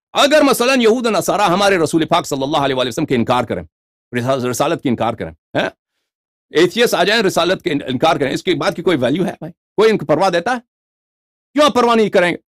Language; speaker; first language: Urdu; native; Urdu